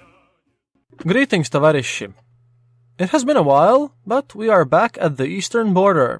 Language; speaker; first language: English; non-native, fluent; Latvian